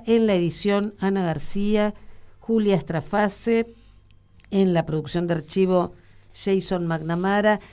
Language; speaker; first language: Spanish; native; Spanish